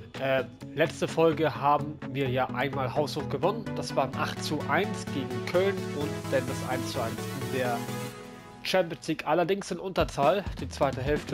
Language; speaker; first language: German; native; German